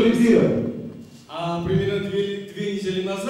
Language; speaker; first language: Russian; non-native, learner; Korean